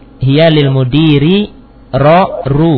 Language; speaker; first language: Arabic; non-native, fluent; Indonesian